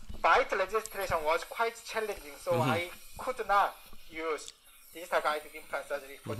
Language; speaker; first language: English; non-native, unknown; Korean